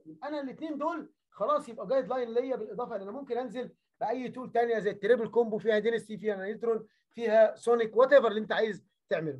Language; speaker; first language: Arabic; native; Arabic